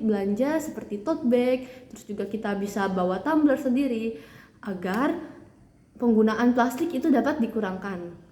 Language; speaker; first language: Indonesian; native; Indonesian